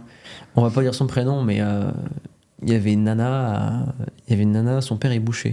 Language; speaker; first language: French; native; French